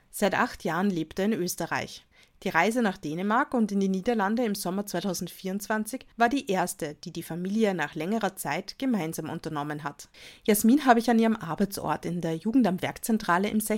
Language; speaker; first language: German; native; German